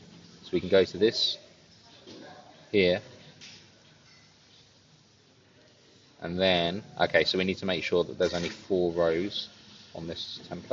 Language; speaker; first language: English; native; English